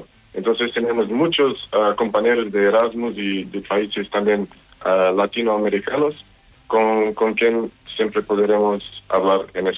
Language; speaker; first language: Spanish; non-native, learner; Portuguese